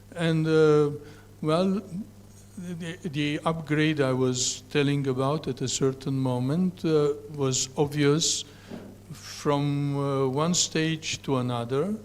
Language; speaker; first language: English; non-native, fluent; Romanian